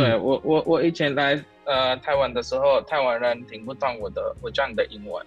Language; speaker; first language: Chinese; non-native, learner; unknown